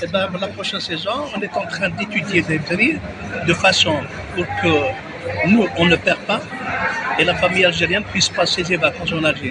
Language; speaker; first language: French; non-native, local second language; Arabic